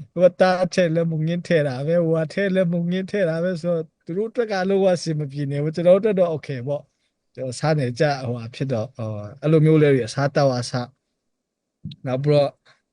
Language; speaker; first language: Burmese; non-native, local second language; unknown